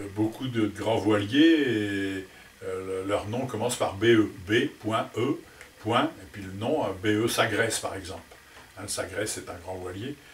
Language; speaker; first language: French; native; French